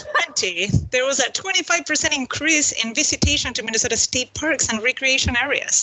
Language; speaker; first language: English; non-native, fluent; Spanish